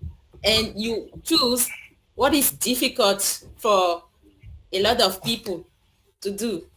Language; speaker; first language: English; non-native, learner; French